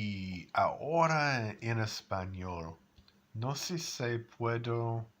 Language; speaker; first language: Spanish; non-native, learner; English